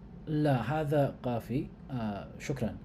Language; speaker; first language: Arabic; non-native, learner; English